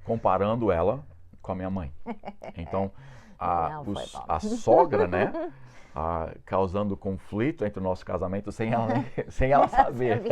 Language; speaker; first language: Portuguese; non-native, fluent; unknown